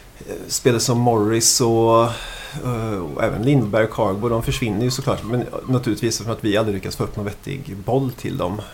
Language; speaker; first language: Swedish; native; Swedish